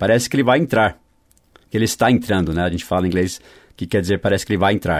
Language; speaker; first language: Portuguese; non-native, fluent; English